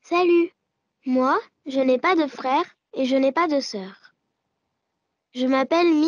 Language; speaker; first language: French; non-native, learner; Arabic